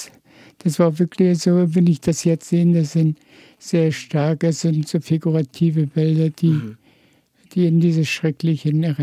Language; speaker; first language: German; non-native, fluent; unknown